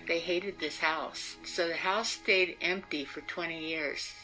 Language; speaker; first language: English; native; English